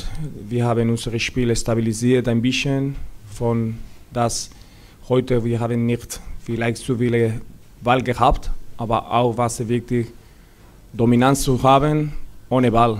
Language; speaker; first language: German; non-native, learner; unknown